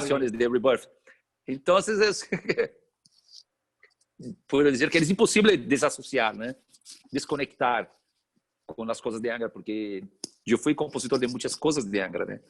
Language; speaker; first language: Spanish; non-native, fluent; Portuguese